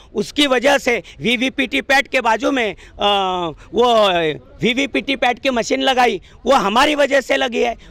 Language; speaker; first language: Hindi; non-native, local second language; Marathi